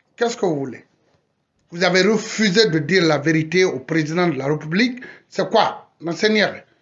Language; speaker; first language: French; non-native, local second language; Susu